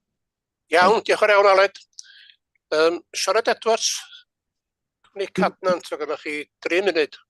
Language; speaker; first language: Welsh; native; Welsh